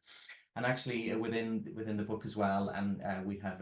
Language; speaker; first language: English; native; English